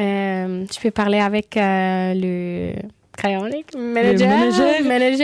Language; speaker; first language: German; native; German